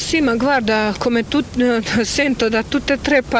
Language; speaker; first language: Italian; non-native, learner; Croatian